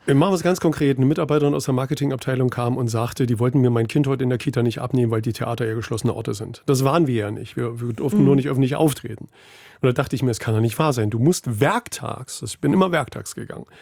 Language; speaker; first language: German; native; German